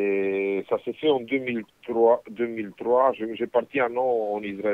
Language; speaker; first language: French; non-native, fluent; Romanian